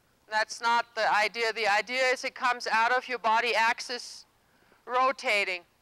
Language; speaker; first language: English; non-native, fluent; German